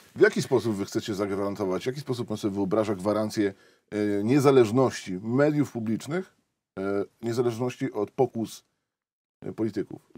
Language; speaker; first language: Polish; native; Polish